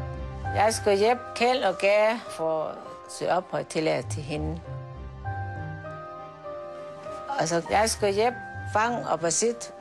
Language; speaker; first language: Danish; non-native, learner; Thai